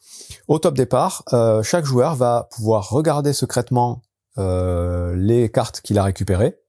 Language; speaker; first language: French; native; French